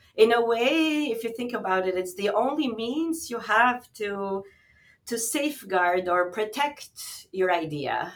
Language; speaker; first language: English; non-native, fluent; Albanian